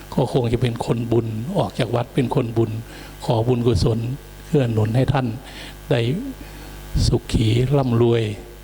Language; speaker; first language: Thai; native; Thai